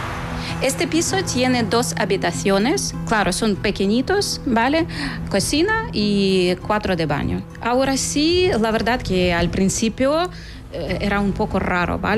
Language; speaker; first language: Spanish; non-native, fluent; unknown